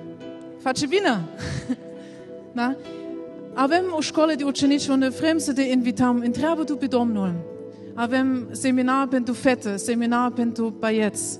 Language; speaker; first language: Romanian; non-native, learner; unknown